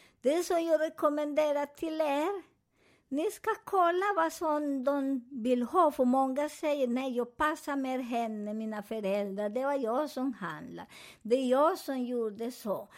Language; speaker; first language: Swedish; non-native, fluent; Spanish